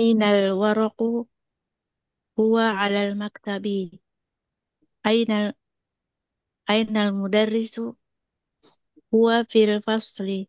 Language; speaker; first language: Arabic; non-native, learner; Indonesian